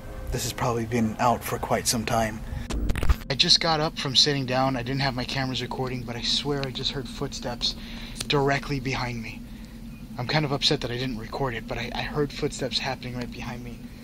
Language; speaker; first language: English; native; English